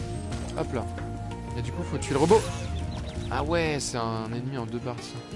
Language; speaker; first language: French; native; French